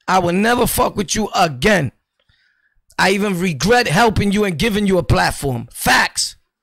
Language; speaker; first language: English; early bilingual, other home language; Spanish